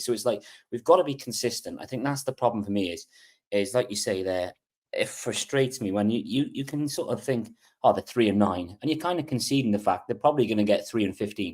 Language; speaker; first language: English; native; English